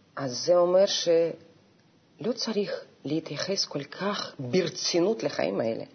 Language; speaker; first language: Hebrew; non-native, fluent; Russian